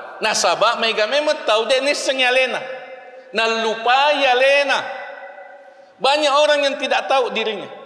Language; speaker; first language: Malay; non-native, local second language; Buginese